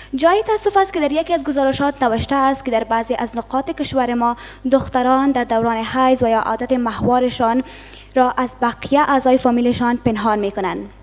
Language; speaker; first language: Persian; non-native, local second language; Pashto